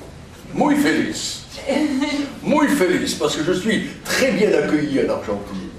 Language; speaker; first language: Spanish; non-native, learner; French